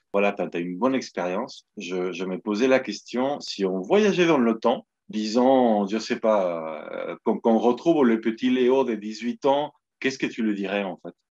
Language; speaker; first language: French; non-native, fluent; Spanish